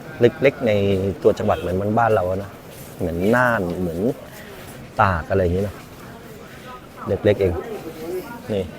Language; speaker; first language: Thai; native; Thai